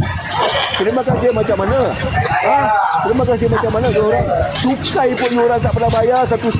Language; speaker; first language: Malay; native; Malay